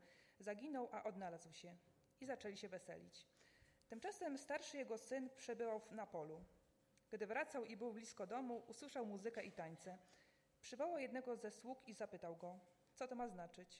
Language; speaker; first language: Polish; native; Polish